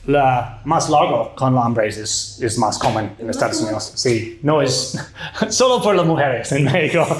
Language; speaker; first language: Spanish; non-native, learner; English